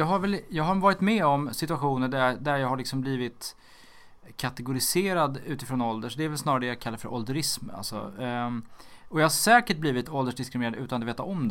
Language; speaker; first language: Swedish; native; Swedish